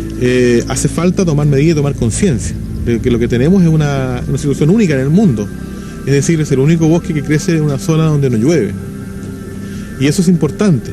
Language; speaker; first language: Spanish; native; Spanish